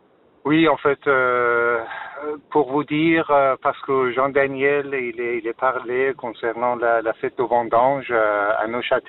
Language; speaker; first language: French; non-native, fluent; Persian